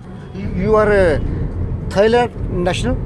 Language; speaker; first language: English; non-native, learner; Urdu